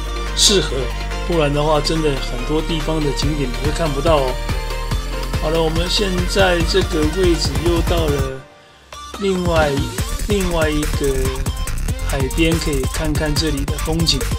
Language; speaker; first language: Chinese; native; Chinese